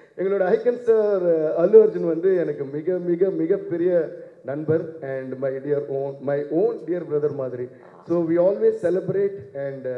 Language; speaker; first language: Tamil; non-native, local second language; Telugu